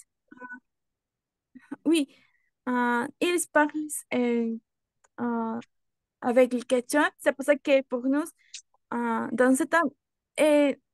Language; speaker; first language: French; non-native, learner; Spanish